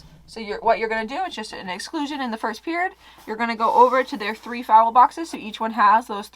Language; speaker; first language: English; native; English